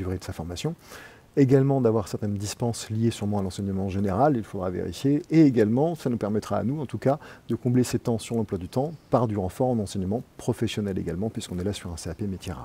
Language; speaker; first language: French; native; French